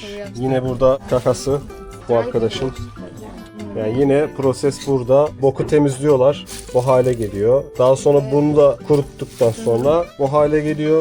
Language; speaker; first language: Turkish; native; Turkish